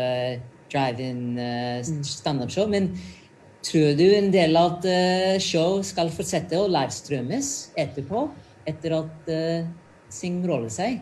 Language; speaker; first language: Norwegian; non-native, fluent; English